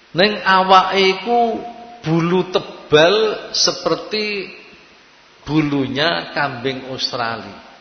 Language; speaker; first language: Indonesian; non-native, local second language; Javanese